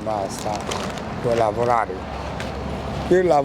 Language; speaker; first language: Italian; non-native, learner; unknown